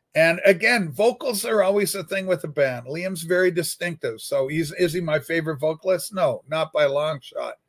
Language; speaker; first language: English; native; English